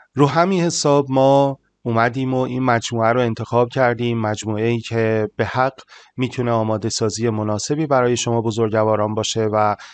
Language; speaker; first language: Persian; native; Persian